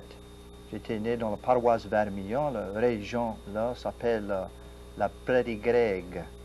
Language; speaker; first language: French; non-native, local second language; English